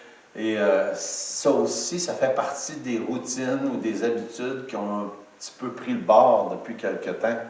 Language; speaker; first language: French; native; French